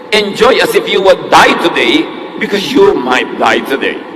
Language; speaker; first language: English; non-native, local second language; Filipino